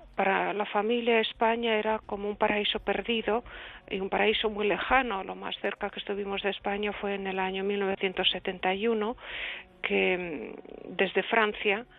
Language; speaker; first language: Spanish; early bilingual, other home language; Russian